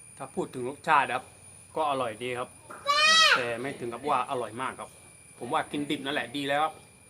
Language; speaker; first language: Thai; non-native, local second language; Malay